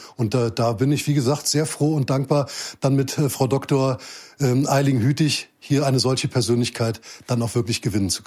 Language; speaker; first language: German; native; German